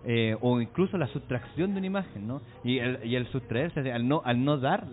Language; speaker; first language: Spanish; native; Spanish